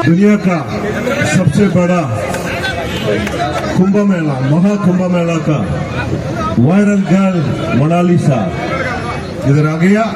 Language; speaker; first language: Hindi; non-native, local second language; Malayalam